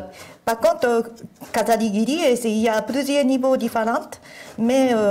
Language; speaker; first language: French; non-native, learner; Japanese